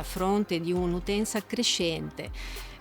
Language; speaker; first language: Italian; native; Italian